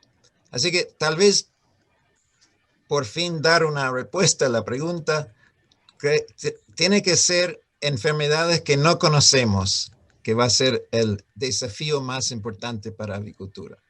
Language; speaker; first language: Spanish; non-native, fluent; English